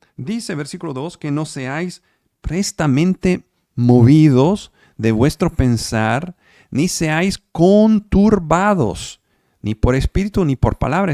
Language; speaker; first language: Spanish; non-native, fluent; Italian